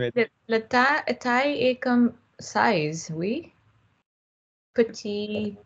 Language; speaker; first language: French; non-native, learner; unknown